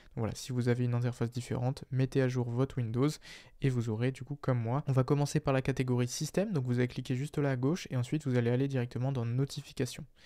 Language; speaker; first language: French; native; French